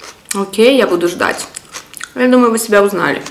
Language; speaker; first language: Russian; native; Russian